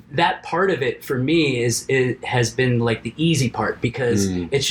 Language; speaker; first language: English; native; English